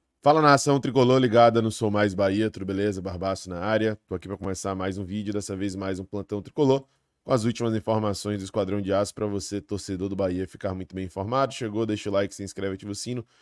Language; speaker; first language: Portuguese; native; Portuguese